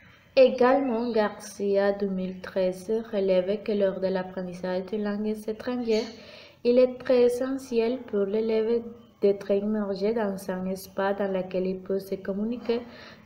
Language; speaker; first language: French; non-native, fluent; Spanish